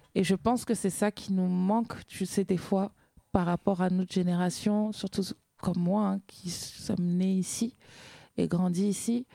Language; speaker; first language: French; native; French